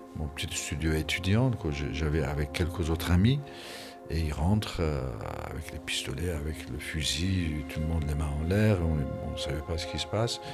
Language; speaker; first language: French; non-native, fluent; Persian